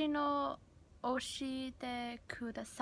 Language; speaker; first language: Japanese; non-native, learner; English